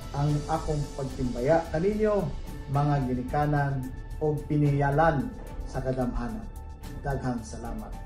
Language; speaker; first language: Cebuano; native; Cebuano